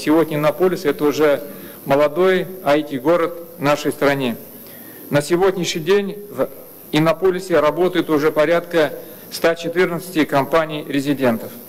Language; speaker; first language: Russian; native; Russian